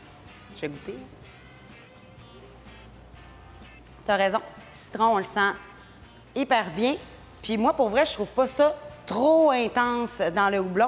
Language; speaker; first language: French; native; French